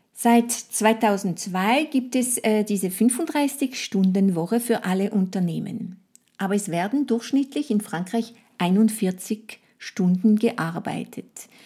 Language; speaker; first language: German; non-native, fluent; French